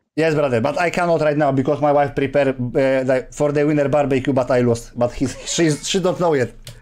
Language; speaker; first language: English; non-native, learner; Polish